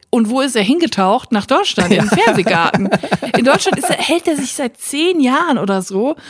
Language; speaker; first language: German; native; German